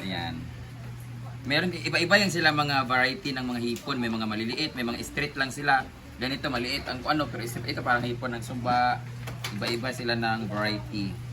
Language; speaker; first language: Filipino; non-native, local second language; Cebuano